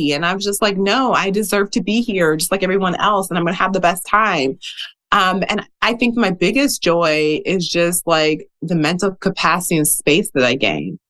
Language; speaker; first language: English; native; English